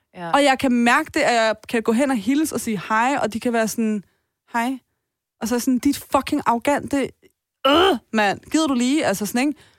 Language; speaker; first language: Danish; early bilingual, other home language; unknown